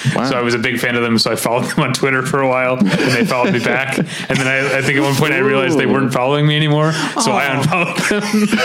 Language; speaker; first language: English; native; English